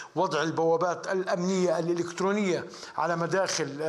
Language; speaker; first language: Arabic; native; Arabic